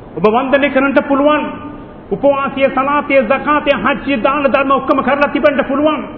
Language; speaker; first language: Sinhala; non-native, local second language; Tamil